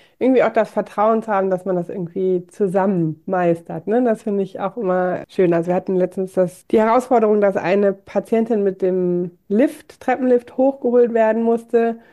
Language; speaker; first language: German; native; German